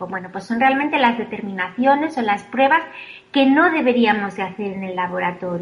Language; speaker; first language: Spanish; native; Spanish